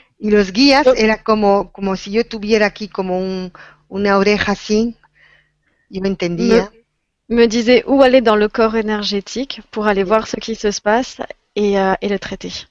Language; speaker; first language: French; non-native, fluent; Spanish